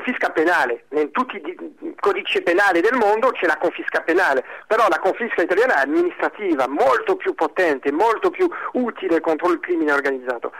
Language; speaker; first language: Italian; non-native, fluent; French